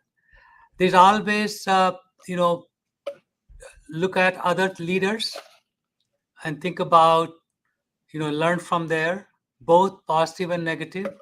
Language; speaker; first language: English; non-native, fluent; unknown